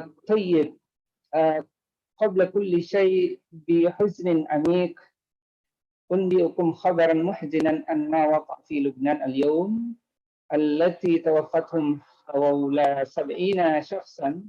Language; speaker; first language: Arabic; non-native, fluent; Indonesian